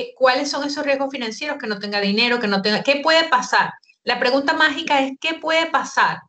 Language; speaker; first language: Spanish; native; Spanish